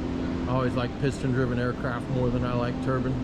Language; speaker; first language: English; native; English